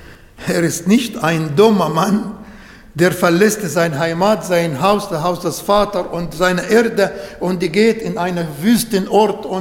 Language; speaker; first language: German; non-native, fluent; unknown